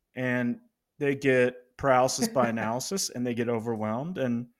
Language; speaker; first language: English; native; English